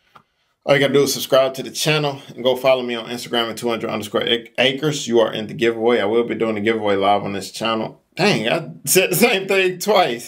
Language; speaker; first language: English; native; English